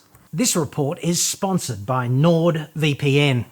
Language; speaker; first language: English; native; English